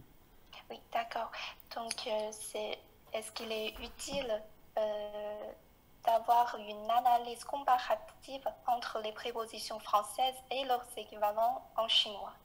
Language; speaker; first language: French; non-native, fluent; Chinese